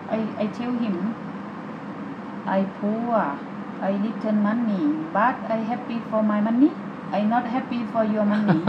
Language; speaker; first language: English; non-native, learner; Thai